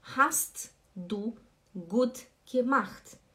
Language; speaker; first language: German; non-native, fluent; Portuguese